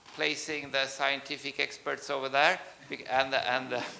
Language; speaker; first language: English; non-native, fluent; Swedish